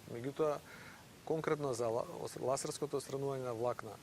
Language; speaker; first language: Macedonian; native; Macedonian